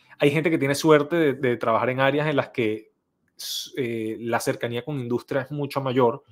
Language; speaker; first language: Spanish; native; Spanish